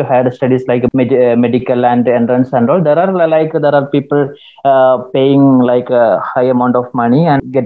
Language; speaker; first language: English; non-native, local second language; Malayalam